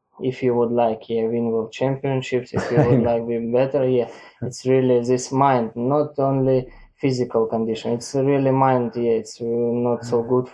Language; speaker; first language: English; non-native, learner; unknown